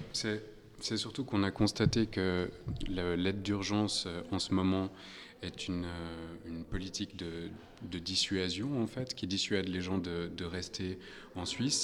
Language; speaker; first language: French; native; French